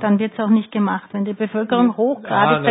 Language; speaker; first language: German; native; German